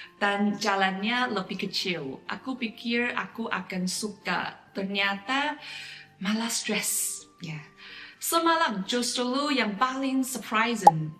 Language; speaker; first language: Indonesian; non-native, fluent; Chinese